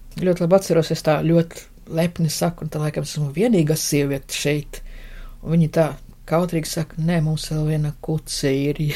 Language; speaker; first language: Latvian; non-native, local second language; Russian